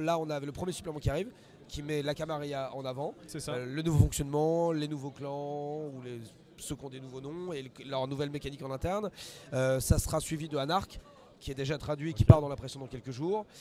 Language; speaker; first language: French; native; French